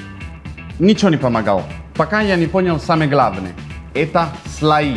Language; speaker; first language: Russian; non-native, fluent; Italian